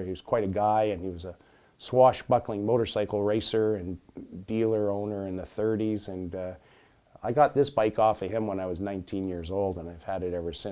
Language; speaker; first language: English; native; English